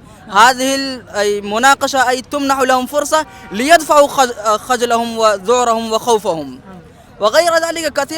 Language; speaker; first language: Arabic; non-native, fluent; Urdu